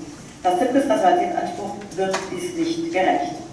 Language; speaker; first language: German; native; German